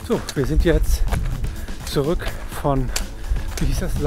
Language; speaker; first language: German; native; German